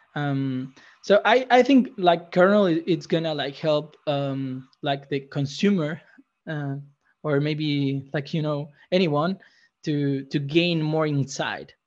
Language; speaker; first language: English; non-native, fluent; Spanish